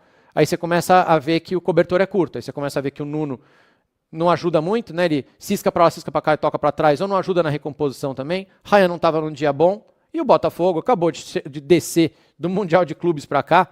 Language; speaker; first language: Portuguese; native; Portuguese